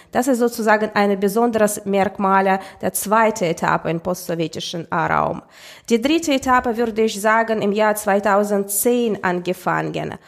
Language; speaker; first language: German; non-native, fluent; Russian